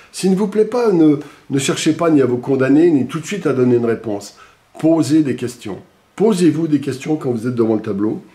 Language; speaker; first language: French; native; French